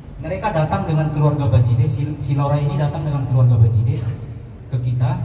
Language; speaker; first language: Indonesian; non-native, local second language; Batak Toba